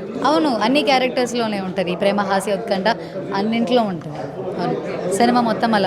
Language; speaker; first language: Telugu; non-native, learner; Malayalam